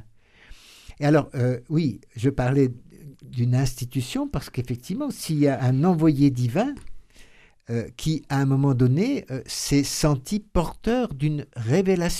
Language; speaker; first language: French; native; French